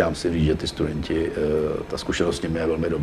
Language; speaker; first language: Czech; native; Czech